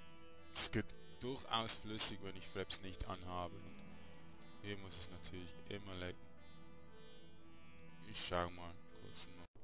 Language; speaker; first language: German; native; German